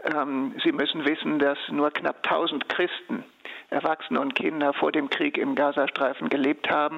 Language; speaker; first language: German; native; German